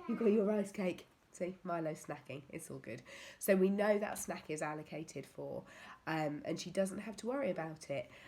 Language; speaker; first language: English; native; English